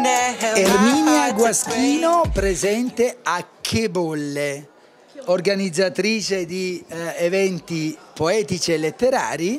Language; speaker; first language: Italian; native; Italian